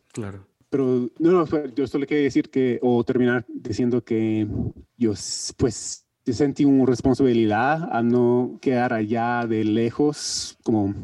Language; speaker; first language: Spanish; non-native, learner; English